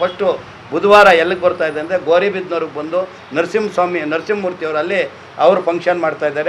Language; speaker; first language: Kannada; native; Kannada